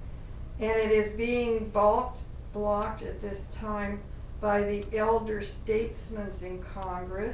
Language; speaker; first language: English; native; English